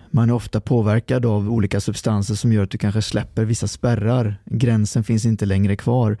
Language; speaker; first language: Swedish; early bilingual, other home language; Arabic